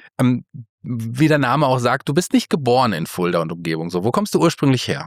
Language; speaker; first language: German; native; German